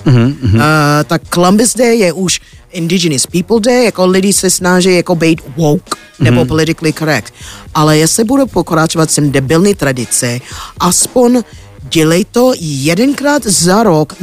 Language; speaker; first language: Czech; non-native, fluent; English